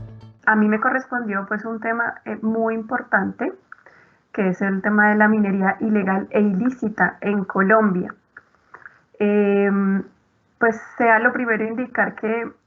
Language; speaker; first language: Spanish; native; Spanish